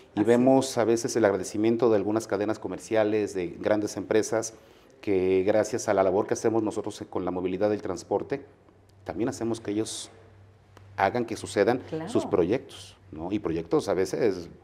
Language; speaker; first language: Spanish; native; Spanish